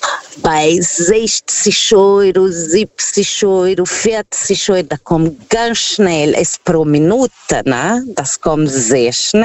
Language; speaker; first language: German; non-native, fluent; Portuguese